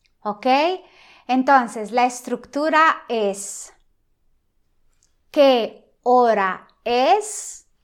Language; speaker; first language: Spanish; non-native, fluent; Italian